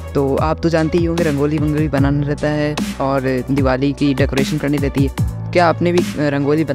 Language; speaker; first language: Hindi; native; Hindi